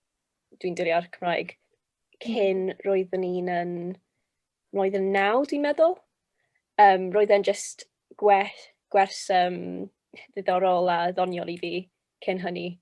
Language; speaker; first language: Welsh; non-native, local second language; English